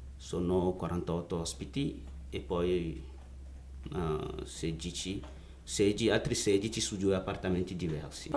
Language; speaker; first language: Italian; non-native, fluent; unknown